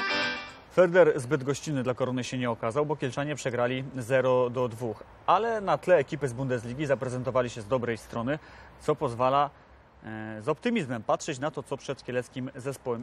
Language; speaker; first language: Polish; native; Polish